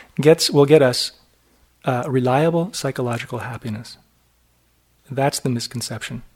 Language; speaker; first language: English; native; English